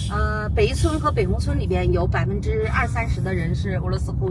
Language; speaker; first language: Chinese; native; Chinese